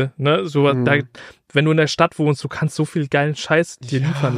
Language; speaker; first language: German; native; German